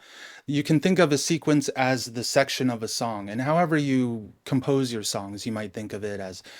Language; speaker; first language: English; native; English